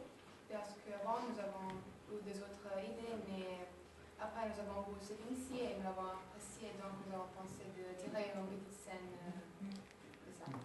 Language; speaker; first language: French; non-native, learner; Italian